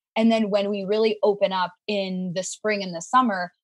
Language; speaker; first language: English; native; English